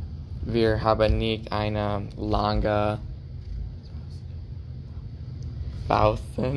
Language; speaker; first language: German; non-native, learner; English